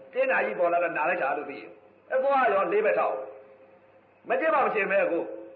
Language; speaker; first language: Burmese; native; Burmese